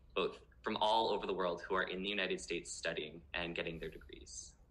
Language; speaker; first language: English; native; English